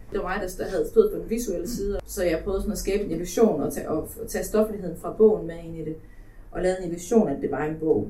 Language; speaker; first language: Danish; early bilingual, other home language; Polish